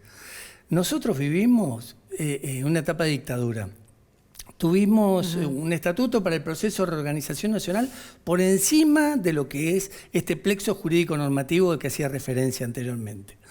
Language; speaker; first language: Spanish; native; Spanish